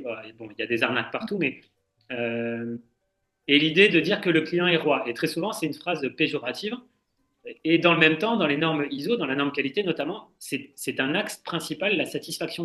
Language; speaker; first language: French; native; French